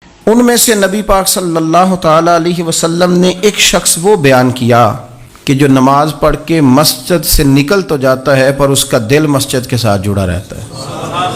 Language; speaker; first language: Urdu; native; Urdu